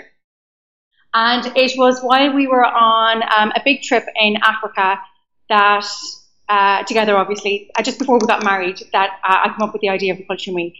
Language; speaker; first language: English; native; English